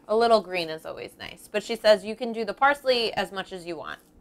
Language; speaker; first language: English; early bilingual, other home language; Italian